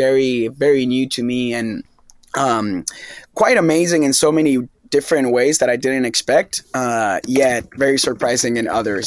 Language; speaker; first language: English; non-native, fluent; Spanish